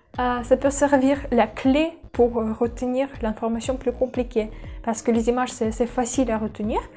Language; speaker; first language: French; non-native, fluent; Russian